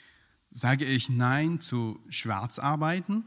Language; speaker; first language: German; non-native, fluent; Persian